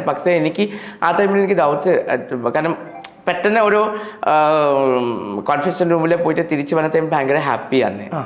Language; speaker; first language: Malayalam; non-native, local second language; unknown